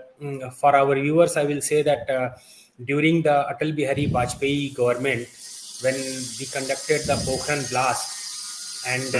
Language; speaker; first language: English; non-native, local second language; Hindi